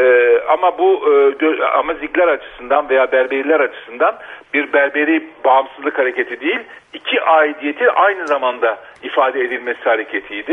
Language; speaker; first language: Turkish; native; Turkish